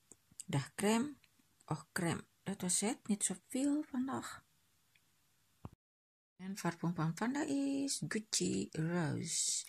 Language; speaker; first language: Dutch; non-native, learner; Indonesian